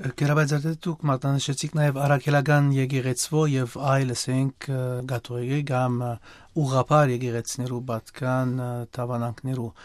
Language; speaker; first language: Armenian; native; Armenian